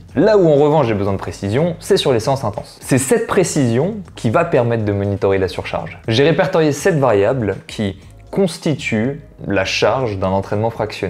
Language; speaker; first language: French; native; French